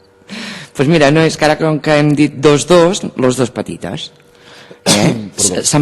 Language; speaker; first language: Catalan; native; Catalan